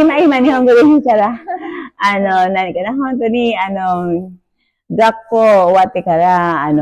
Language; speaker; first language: Japanese; non-native, learner; Filipino